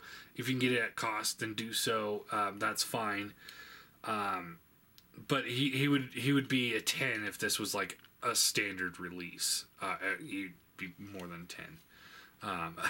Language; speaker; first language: English; native; English